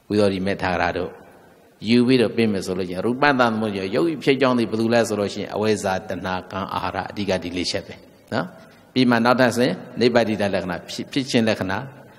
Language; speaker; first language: Burmese; native; Burmese